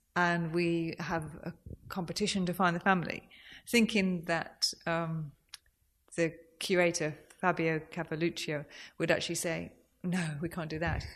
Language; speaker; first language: English; native; English